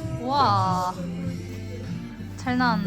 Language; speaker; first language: Korean; non-native, fluent; Turkish